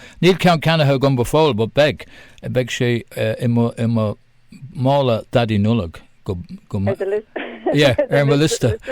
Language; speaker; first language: Irish; non-native, local second language; English